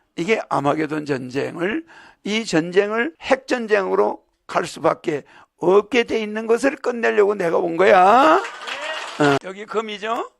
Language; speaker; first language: Korean; native; Korean